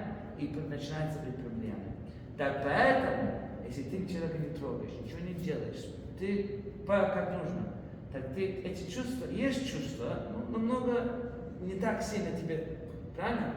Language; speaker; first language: Russian; early bilingual, heritage; Russian